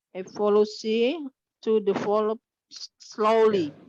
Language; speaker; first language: English; non-native, learner; Indonesian